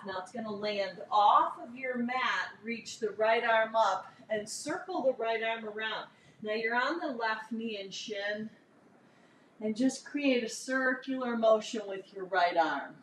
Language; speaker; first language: English; native; English